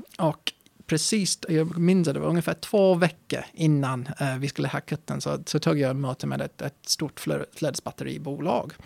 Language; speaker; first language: Swedish; non-native, fluent; English